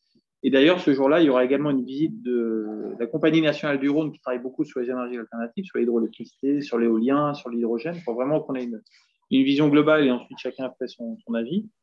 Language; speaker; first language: French; native; French